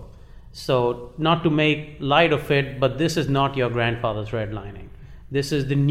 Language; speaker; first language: English; non-native, local second language; Hindi